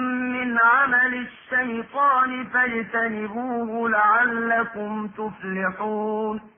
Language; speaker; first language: Arabic; native; Arabic